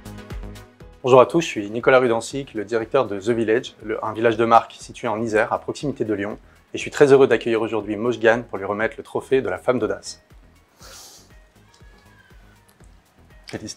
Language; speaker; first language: French; native; French